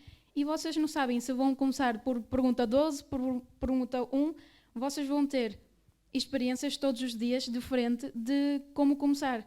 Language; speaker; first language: Portuguese; early bilingual, other home language; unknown